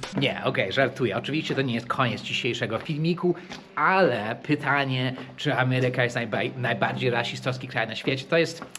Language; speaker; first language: Polish; early bilingual, heritage; English